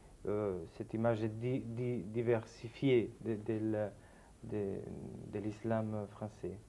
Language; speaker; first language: French; non-native, fluent; Italian